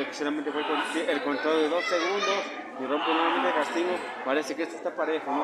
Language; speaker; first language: Spanish; native; Spanish